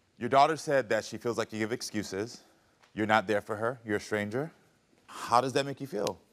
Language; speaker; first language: English; native; English